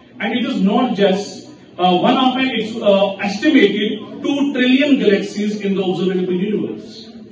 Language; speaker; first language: English; non-native, local second language; Kashmiri